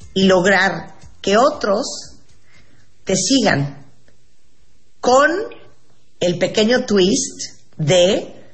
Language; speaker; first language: Spanish; native; Spanish